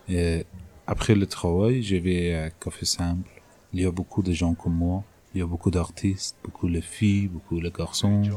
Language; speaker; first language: French; non-native, learner; Persian